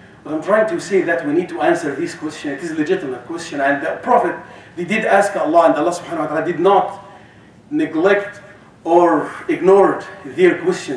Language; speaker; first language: English; non-native, fluent; Arabic